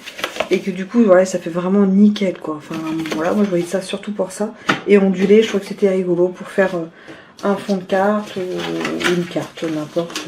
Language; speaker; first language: French; native; French